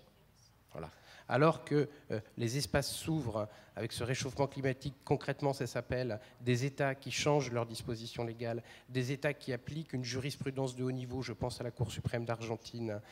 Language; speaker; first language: French; native; French